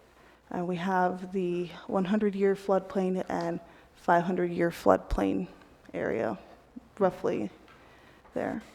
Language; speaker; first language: English; native; English